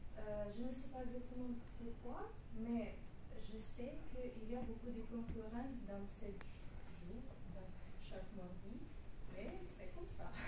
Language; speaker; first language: French; non-native, learner; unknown